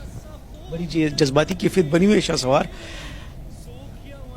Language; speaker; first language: Hindi; native; Hindi